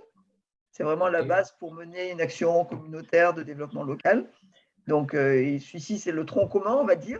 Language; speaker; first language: French; native; French